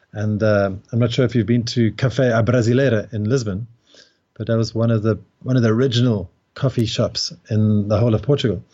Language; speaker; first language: English; native; English